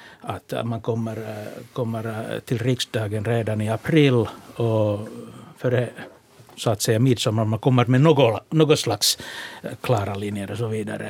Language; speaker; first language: Swedish; non-native, local second language; Finnish